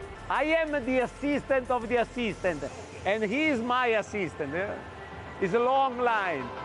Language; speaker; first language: English; non-native, learner; Italian